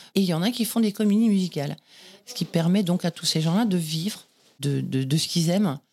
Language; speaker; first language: French; native; French